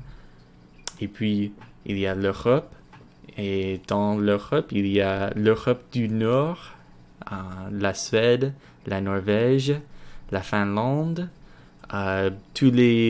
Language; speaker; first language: French; non-native, learner; English